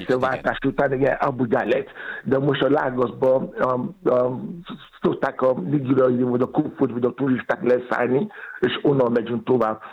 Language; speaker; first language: Hungarian; non-native, fluent; Yoruba